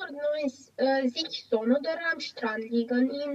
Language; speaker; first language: German; non-native, learner; Romanian